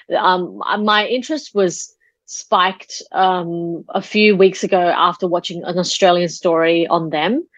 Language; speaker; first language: English; early bilingual, other home language; Chinese